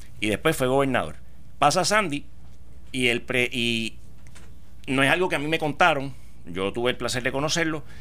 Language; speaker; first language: Spanish; native; Spanish